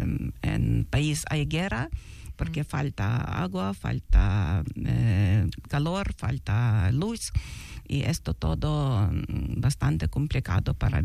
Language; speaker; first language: Spanish; non-native, learner; Ukrainian